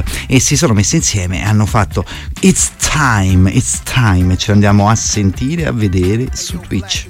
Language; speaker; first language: Italian; native; Italian